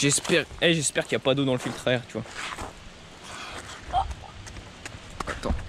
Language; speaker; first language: French; native; French